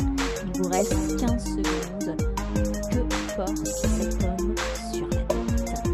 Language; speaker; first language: French; native; French